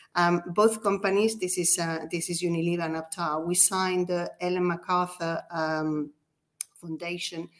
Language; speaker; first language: English; non-native, fluent; Spanish